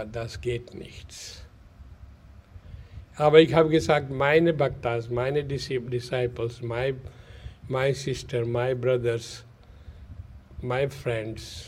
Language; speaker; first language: German; non-native, learner; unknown